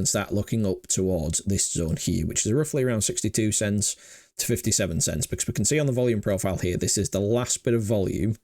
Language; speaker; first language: English; native; English